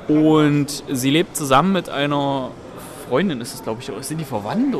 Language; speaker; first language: German; native; German